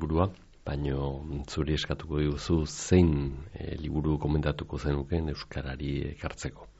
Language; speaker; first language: Basque; native; Basque